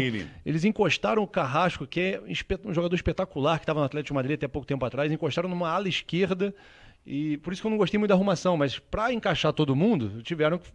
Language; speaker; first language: Portuguese; native; Portuguese